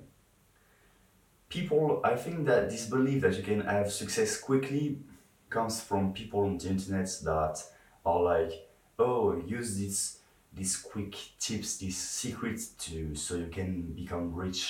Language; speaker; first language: English; non-native, fluent; French